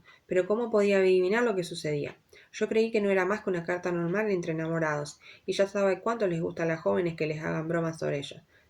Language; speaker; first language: Spanish; native; Spanish